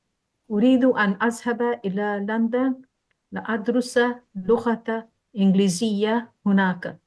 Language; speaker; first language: Arabic; non-native, learner; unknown